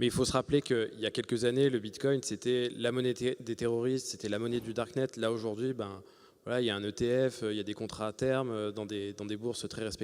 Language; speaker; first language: French; native; French